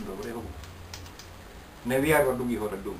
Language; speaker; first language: Bulgarian; non-native, learner; Finnish